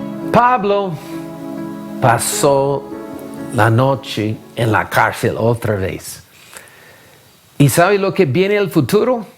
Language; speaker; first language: Spanish; non-native, fluent; English